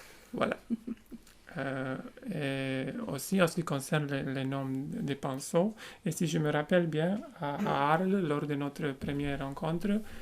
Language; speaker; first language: French; non-native, fluent; Romanian